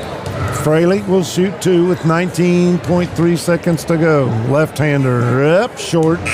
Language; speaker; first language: English; native; English